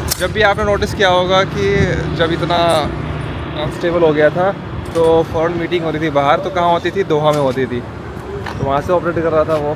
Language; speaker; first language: Hindi; native; Hindi